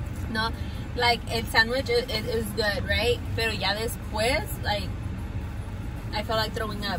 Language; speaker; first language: English; early bilingual, other home language; Spanish